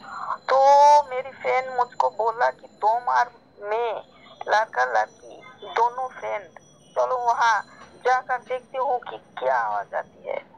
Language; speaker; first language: Hindi; non-native, learner; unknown